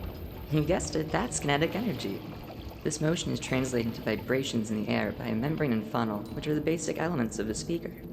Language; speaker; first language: English; native; English